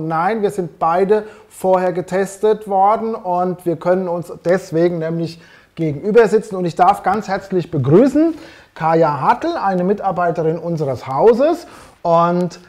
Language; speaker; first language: German; native; German